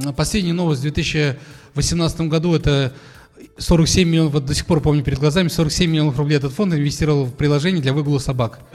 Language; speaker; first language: Russian; native; Russian